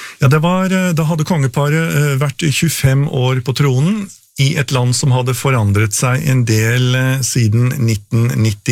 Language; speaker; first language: Norwegian; native; Norwegian